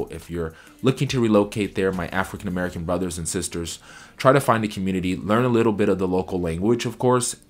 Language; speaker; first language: English; native; English